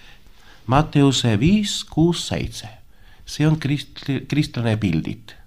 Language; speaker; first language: Estonian; non-native, learner; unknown